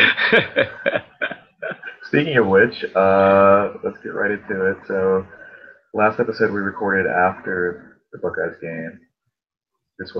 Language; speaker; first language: English; native; English